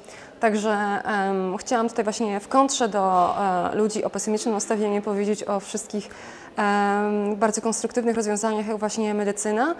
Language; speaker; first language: Polish; native; Polish